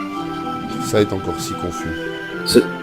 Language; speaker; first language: French; native; French